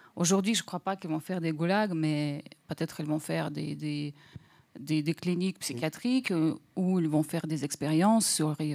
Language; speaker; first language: French; non-native, fluent; Russian